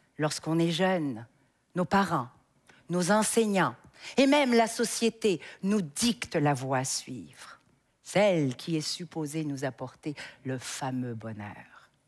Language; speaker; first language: French; native; French